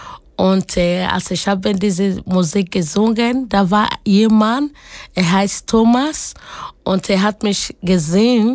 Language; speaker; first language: German; non-native, learner; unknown